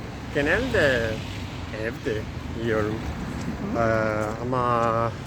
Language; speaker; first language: Turkish; non-native, learner; English